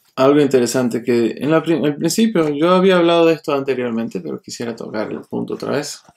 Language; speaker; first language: Spanish; early bilingual, heritage; Spanish